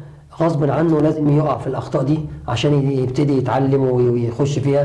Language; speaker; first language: Arabic; native; Arabic